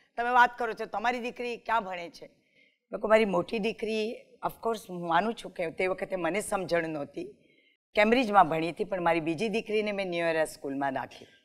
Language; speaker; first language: Gujarati; non-native, local second language; Marathi